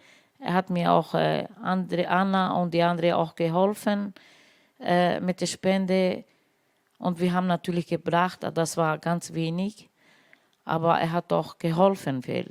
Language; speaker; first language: German; non-native, learner; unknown